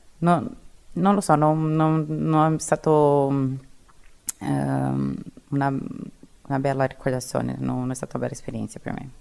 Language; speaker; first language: Italian; non-native, fluent; Portuguese